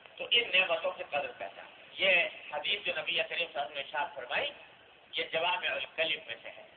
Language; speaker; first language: Urdu; non-native, local second language; Pashto